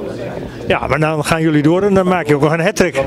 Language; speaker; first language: Dutch; native; Dutch